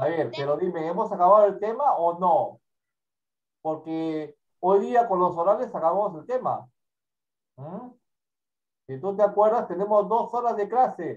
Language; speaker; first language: Spanish; native; Spanish